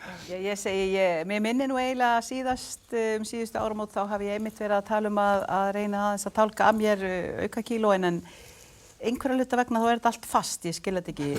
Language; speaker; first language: Icelandic; native; Icelandic